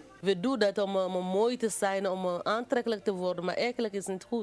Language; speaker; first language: Dutch; non-native, fluent; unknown